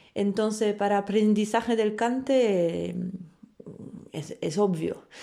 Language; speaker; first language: Spanish; non-native, fluent; Polish